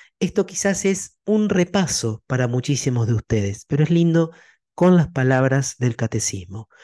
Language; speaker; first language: Spanish; native; Spanish